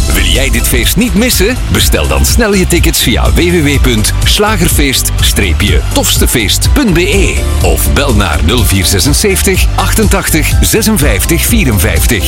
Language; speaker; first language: Dutch; native; Dutch